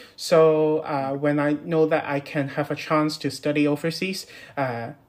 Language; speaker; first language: English; non-native, local second language; Cantonese